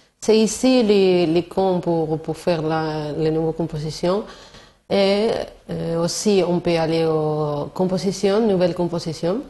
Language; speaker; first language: French; non-native, learner; Spanish